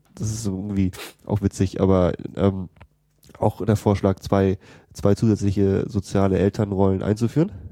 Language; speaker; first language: German; native; German